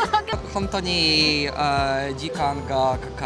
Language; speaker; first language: Japanese; non-native, learner; Polish